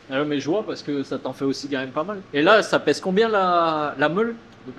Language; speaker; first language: French; native; French